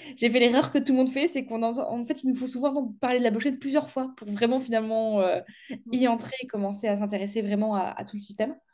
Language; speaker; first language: French; native; French